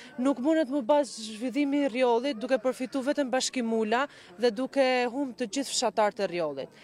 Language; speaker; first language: Albanian; native; Albanian